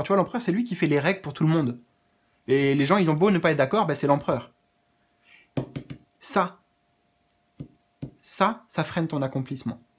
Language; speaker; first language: French; native; French